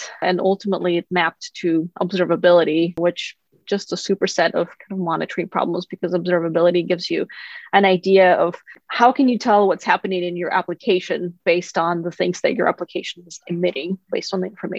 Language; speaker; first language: English; non-native, fluent; Kazakh